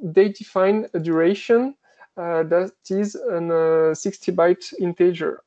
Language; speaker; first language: English; non-native, fluent; French